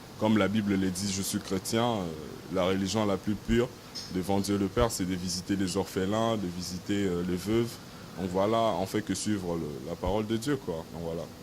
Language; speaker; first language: French; non-native, local second language; Lingala